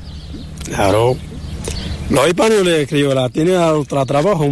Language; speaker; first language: Spanish; non-native, learner; Arabic